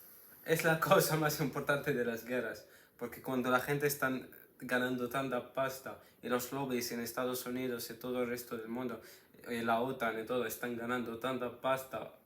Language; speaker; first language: Spanish; non-native, fluent; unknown